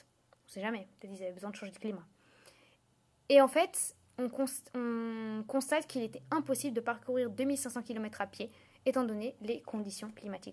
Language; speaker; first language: French; native; French